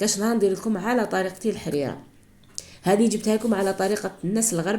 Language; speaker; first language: Arabic; native; Arabic